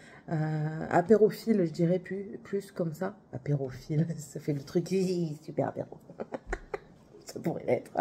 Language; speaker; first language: French; native; French